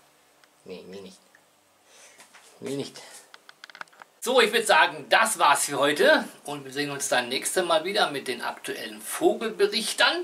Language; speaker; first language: German; native; German